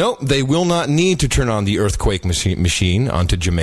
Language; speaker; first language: English; native; English